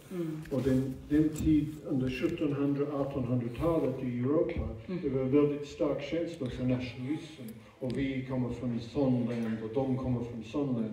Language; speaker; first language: Swedish; non-native, fluent; English